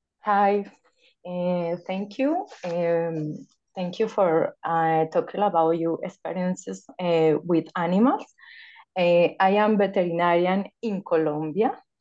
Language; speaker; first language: English; non-native, learner; Spanish